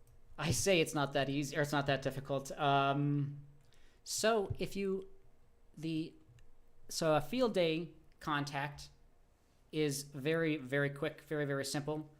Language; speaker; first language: English; native; English